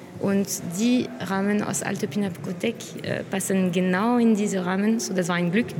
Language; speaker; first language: German; non-native, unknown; French